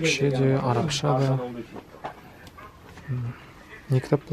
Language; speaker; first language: Turkish; non-native, learner; Kazakh